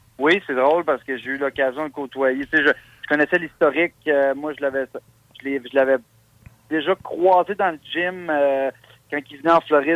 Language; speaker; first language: French; native; French